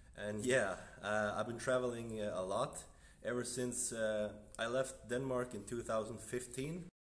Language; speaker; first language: English; non-native, fluent; Danish